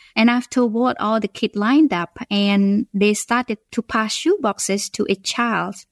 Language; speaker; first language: English; non-native, fluent; Khmer